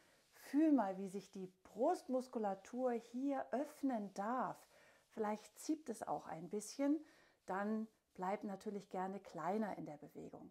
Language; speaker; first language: German; native; German